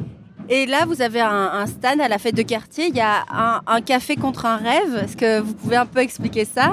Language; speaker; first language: French; native; French